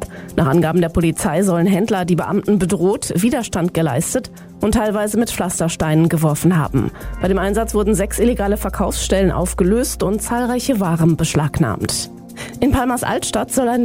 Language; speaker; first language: German; native; German